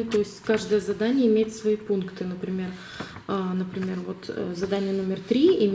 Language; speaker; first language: Russian; native; Russian